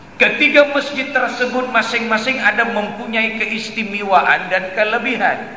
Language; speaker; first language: Indonesian; non-native, local second language; Banjar